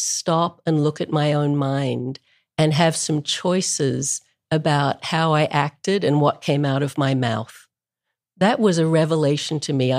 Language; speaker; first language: English; native; English